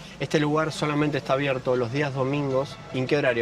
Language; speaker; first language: Spanish; native; Spanish